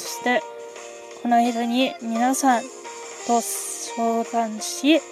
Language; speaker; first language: Japanese; non-native, learner; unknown